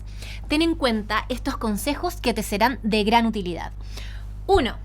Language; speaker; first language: Spanish; native; Spanish